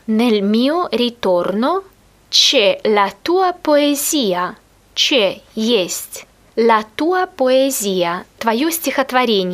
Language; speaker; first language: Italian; non-native, fluent; Russian